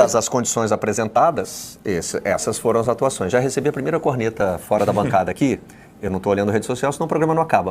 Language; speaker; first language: Portuguese; native; Portuguese